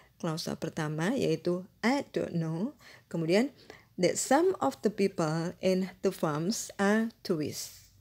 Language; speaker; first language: English; non-native, fluent; Indonesian